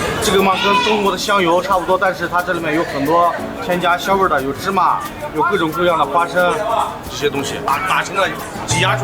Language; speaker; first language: Chinese; native; Chinese